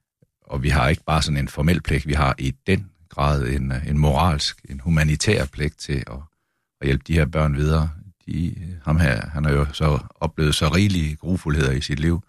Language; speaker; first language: Danish; native; Danish